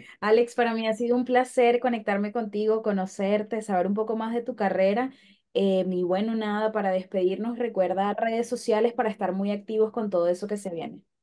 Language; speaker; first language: Spanish; native; Spanish